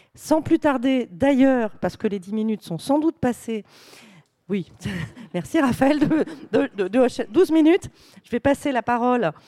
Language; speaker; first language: French; native; French